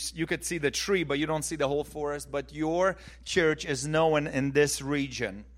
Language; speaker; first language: English; early bilingual, other home language; Ukrainian